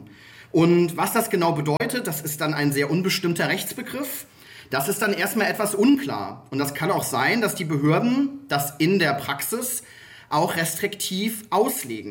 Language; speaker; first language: German; native; German